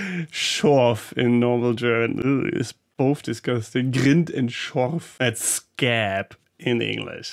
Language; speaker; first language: English; non-native, fluent; German